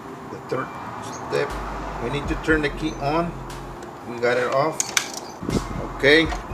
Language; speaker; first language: English; non-native, fluent; Spanish